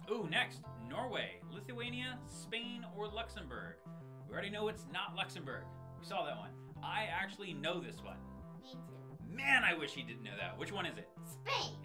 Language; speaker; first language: English; native; English